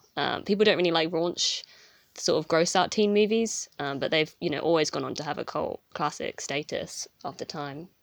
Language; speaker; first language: English; native; English